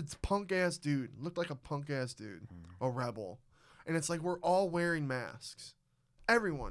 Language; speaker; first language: English; native; English